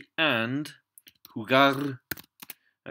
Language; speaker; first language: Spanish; non-native, fluent; English